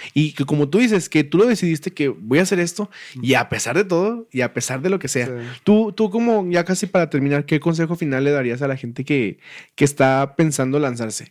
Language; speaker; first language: Spanish; native; Spanish